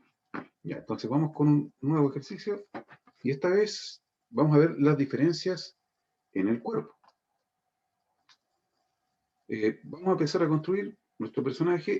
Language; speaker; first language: Spanish; native; Spanish